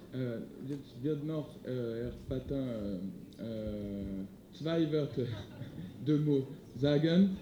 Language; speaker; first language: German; non-native, learner; French